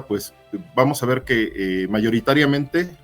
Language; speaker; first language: Spanish; native; Spanish